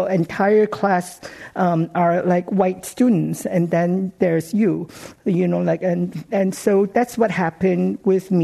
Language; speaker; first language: English; non-native, local second language; Cantonese